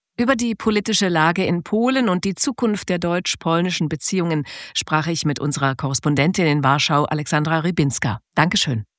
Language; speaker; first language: German; native; German